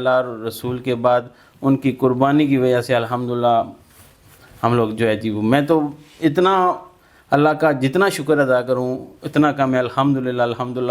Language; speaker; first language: Urdu; non-native, local second language; Punjabi